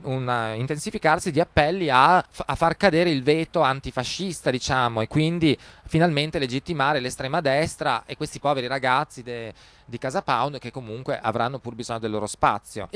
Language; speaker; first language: Italian; native; Italian